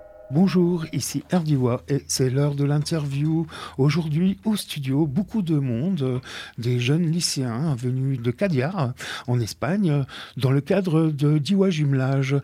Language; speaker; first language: French; native; French